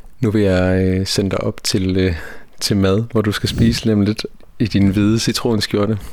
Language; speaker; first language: Danish; native; Danish